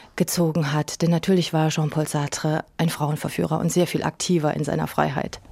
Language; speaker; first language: German; native; German